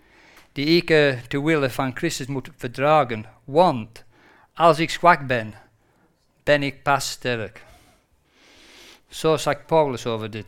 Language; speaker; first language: Dutch; non-native, fluent; English